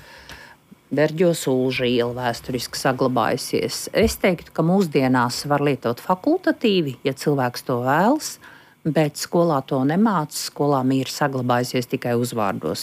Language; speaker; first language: Latvian; native; Latvian